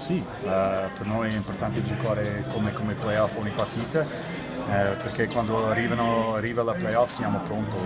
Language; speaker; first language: Italian; non-native, learner; English